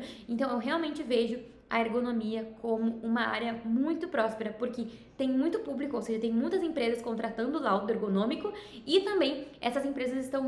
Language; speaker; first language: Portuguese; native; Portuguese